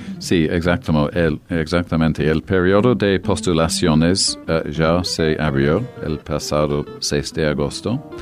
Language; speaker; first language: Spanish; non-native, fluent; English